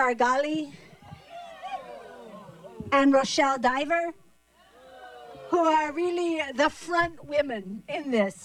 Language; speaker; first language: English; non-native, fluent; Portuguese